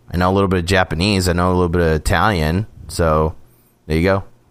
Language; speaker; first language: English; native; English